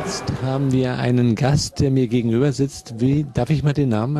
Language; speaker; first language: German; native; German